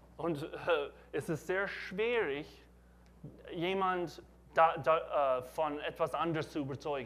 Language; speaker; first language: German; non-native, learner; English